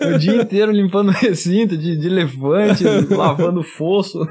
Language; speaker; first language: Portuguese; native; Portuguese